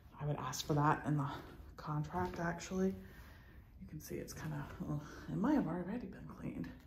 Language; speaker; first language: English; native; English